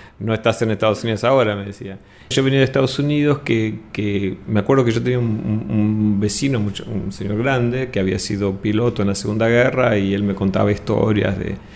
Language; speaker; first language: Spanish; early bilingual, other home language; English